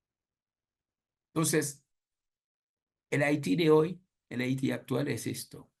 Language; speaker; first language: Spanish; non-native, fluent; Haitian Creole